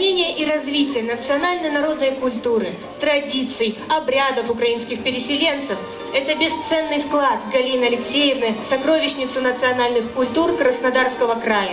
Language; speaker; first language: Russian; native; Russian